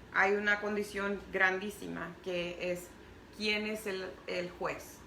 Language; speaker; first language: Spanish; early bilingual, heritage; Spanish